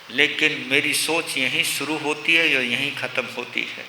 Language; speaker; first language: Hindi; native; Hindi